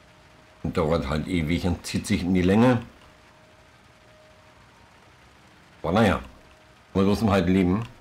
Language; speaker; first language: German; native; German